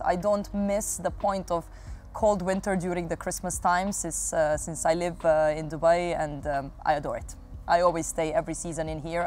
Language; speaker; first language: English; non-native, fluent; Serbian